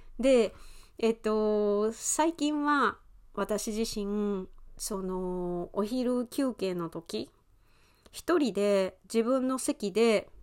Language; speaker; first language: Japanese; native; Japanese